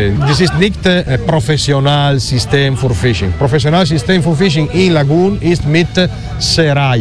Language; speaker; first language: German; non-native, learner; Italian